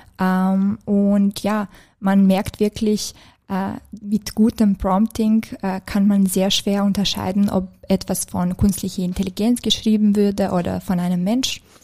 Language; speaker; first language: German; non-native, fluent; Serbian